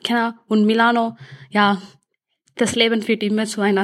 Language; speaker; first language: German; early bilingual, other home language; Tamil